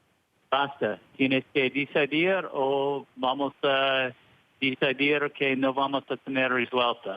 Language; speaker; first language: Spanish; non-native, fluent; English